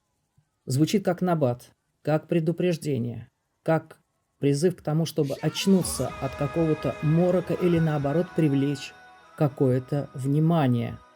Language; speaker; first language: Russian; native; Russian